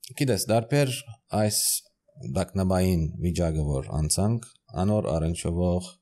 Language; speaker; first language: Armenian; early bilingual, heritage; Armenian